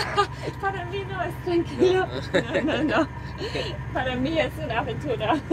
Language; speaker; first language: Spanish; non-native, learner; German